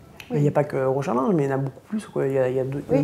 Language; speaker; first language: French; native; French